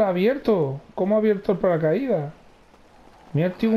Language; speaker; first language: Spanish; native; Spanish